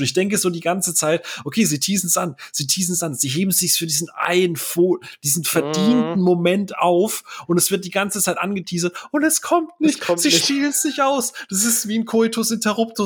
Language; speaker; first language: German; native; German